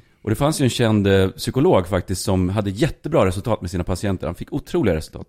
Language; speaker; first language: Swedish; native; Swedish